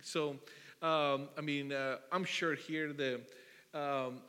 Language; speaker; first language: English; non-native, fluent; Spanish